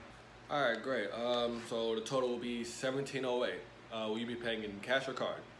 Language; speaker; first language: English; native; English